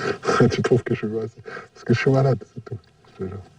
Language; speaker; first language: French; native; French